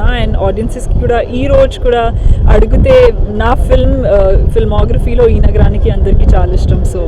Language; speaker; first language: Telugu; non-native, local second language; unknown